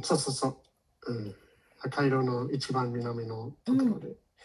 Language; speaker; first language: Japanese; non-native, learner; English